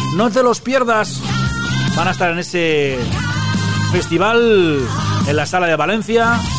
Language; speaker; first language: Spanish; native; Spanish